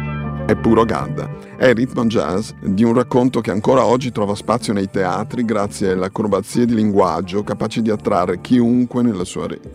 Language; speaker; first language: Italian; native; Italian